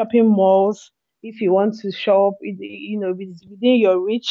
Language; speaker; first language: English; non-native, local second language; Igbo